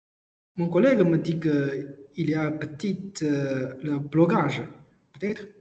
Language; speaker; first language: French; non-native, learner; Chinese